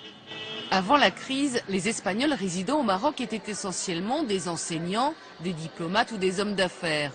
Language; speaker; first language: French; native; French